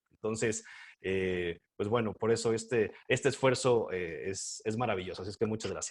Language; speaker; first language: Spanish; native; Spanish